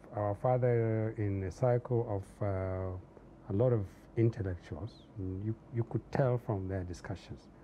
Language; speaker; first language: English; non-native, local second language; Hausa